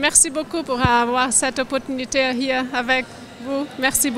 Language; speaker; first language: French; non-native, learner; Portuguese